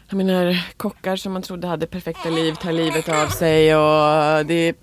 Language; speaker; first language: Swedish; native; Swedish